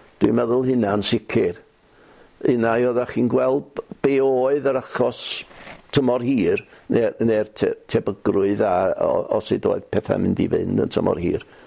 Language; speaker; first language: Welsh; native; Welsh